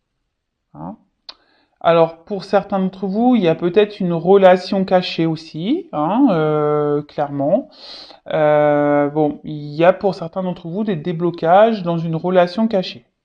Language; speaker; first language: French; native; French